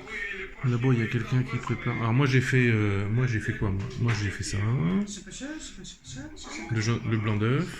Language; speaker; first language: French; native; French